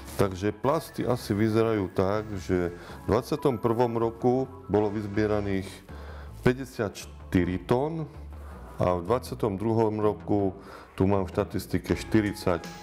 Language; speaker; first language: Slovak; native; Slovak